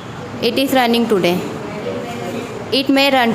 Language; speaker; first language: English; non-native, learner; Hindi